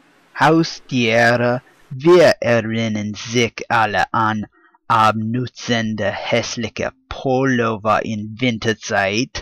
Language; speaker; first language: German; non-native, learner; English